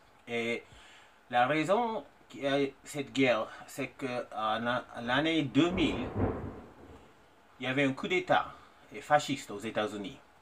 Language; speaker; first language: French; non-native, fluent; English